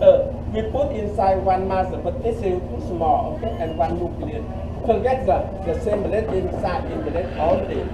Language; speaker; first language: English; non-native, learner; Vietnamese